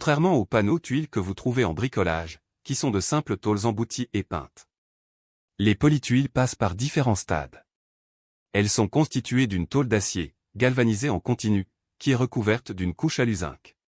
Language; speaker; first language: French; native; French